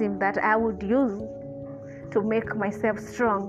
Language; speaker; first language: English; non-native, local second language; Kikuyu